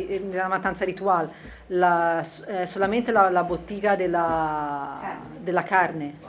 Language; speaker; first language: Spanish; non-native, learner; Italian